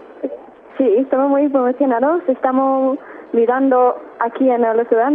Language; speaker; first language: Spanish; non-native, learner; English